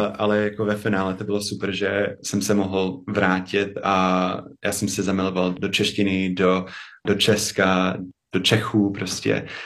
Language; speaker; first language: Czech; non-native, fluent; English